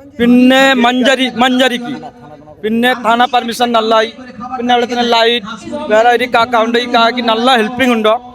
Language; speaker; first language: Malayalam; non-native, learner; Bangla